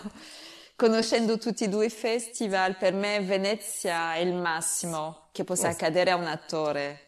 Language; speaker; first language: Italian; non-native, fluent; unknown